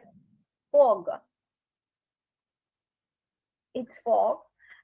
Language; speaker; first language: English; non-native, learner; Yakut